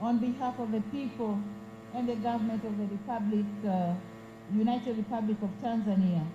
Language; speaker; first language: English; non-native, local second language; Swahili